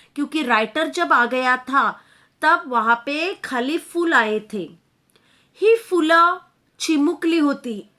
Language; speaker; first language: Hindi; non-native, local second language; Marathi